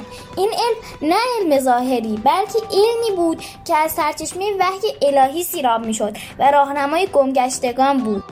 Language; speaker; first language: Persian; native; Persian